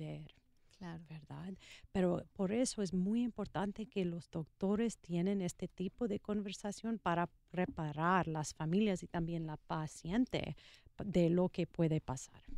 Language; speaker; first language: Spanish; non-native, learner; English